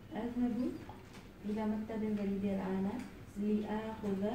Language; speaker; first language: Arabic; non-native, learner; Urdu